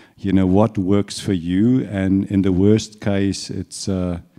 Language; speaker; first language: English; non-native, fluent; German